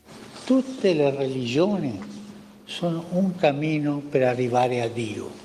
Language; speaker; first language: Italian; early bilingual, heritage; Spanish